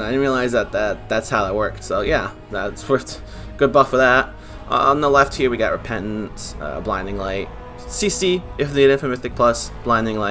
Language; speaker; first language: English; native; English